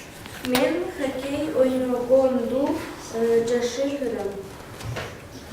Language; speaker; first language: Kyrgyz; non-native, local second language; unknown